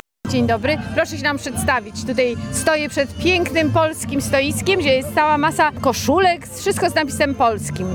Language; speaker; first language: Polish; native; Polish